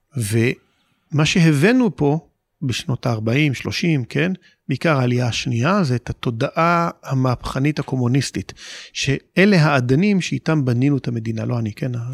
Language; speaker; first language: Hebrew; native; Hebrew